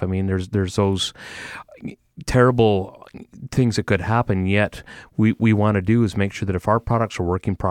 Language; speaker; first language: English; native; English